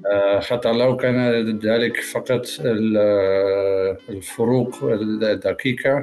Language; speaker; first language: Arabic; non-native, learner; Dutch